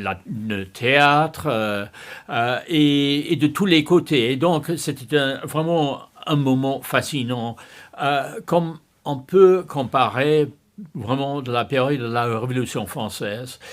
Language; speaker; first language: French; non-native, fluent; English